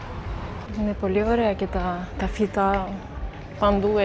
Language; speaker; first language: Greek; early bilingual, heritage; French